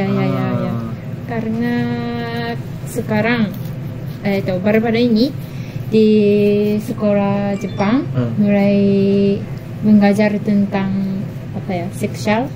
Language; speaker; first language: Indonesian; non-native, learner; Japanese